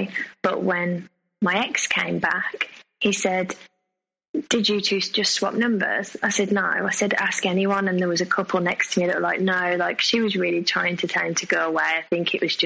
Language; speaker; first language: English; native; English